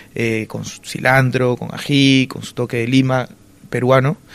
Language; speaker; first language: Spanish; native; Spanish